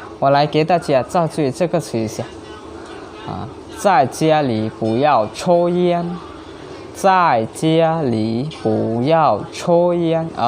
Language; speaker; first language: Chinese; non-native, learner; Hmong